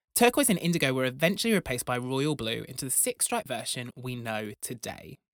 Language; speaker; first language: English; native; English